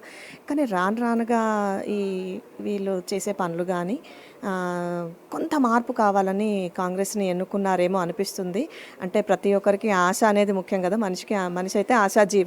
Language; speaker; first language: Telugu; native; Telugu